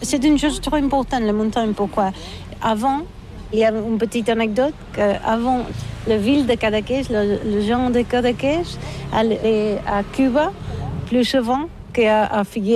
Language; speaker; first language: French; non-native, learner; Catalan